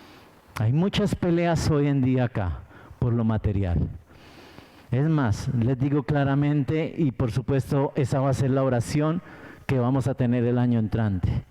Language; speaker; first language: Spanish; native; Spanish